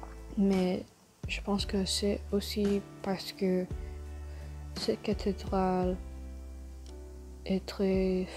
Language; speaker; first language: French; non-native, learner; English